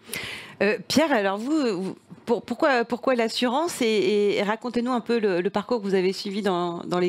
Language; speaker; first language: French; native; French